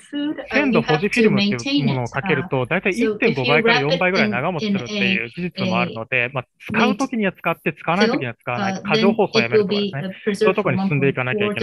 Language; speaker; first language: Japanese; native; Japanese